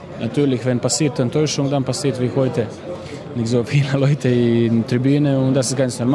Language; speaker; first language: German; non-native, learner; Croatian